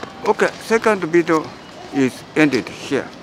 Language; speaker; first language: English; non-native, learner; Japanese